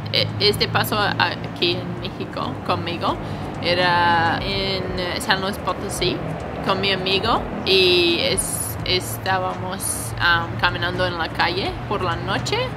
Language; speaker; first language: Spanish; non-native, learner; English